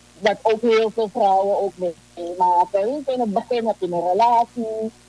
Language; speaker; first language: Dutch; native; Dutch